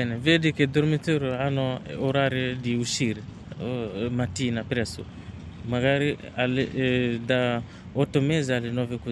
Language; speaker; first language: Italian; non-native, learner; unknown